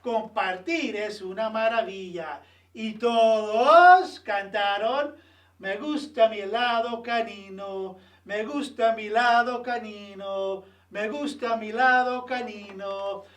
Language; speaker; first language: Spanish; early bilingual, other home language; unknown